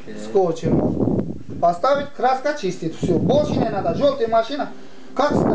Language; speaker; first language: Russian; non-native, learner; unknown